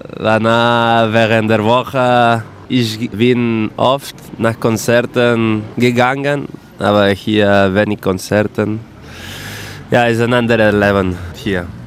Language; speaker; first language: German; non-native, learner; Catalan